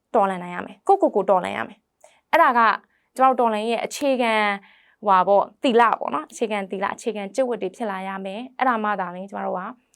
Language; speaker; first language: Burmese; native; Burmese